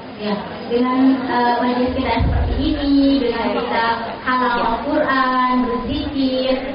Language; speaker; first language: Indonesian; native; Indonesian